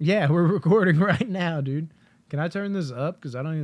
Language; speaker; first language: English; native; English